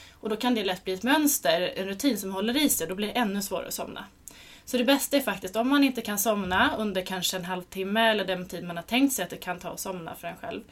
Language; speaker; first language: Swedish; native; Swedish